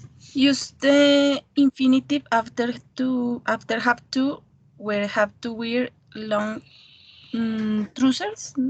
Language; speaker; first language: English; non-native, learner; Spanish